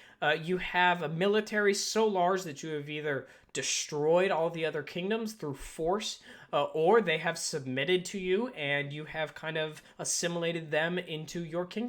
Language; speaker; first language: English; native; English